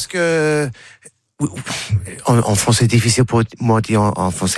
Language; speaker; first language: French; non-native, learner; English